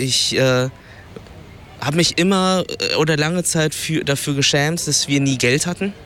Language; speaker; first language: German; early bilingual, other home language; Vietnamese